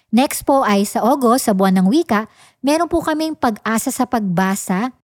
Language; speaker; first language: English; non-native, local second language; Filipino